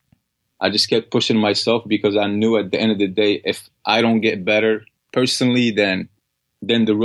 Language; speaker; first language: English; non-native, fluent; Arabic